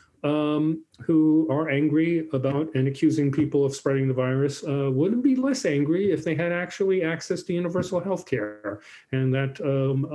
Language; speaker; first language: English; native; English